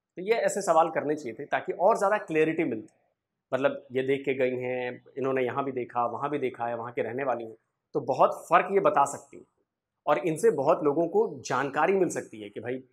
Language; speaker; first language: Hindi; native; Hindi